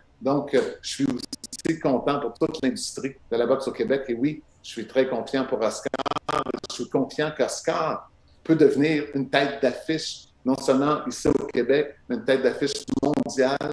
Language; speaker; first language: French; native; French